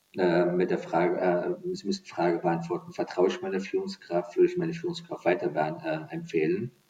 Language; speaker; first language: German; non-native, fluent; Persian